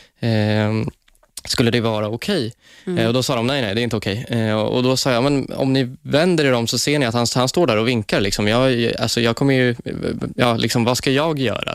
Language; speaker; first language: Swedish; native; Swedish